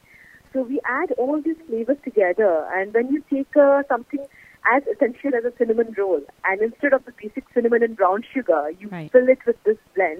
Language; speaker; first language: English; native; English